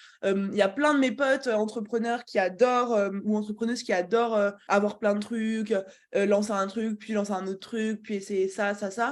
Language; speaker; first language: French; native; French